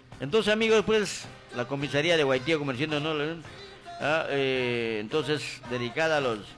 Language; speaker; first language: Spanish; native; Spanish